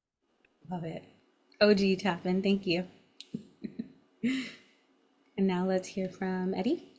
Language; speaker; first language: English; native; English